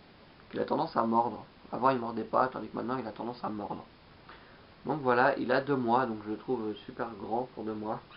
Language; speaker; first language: French; native; French